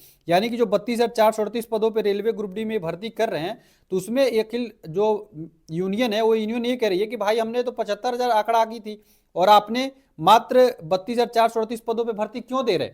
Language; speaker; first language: Hindi; native; Hindi